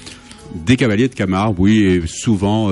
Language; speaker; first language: French; native; French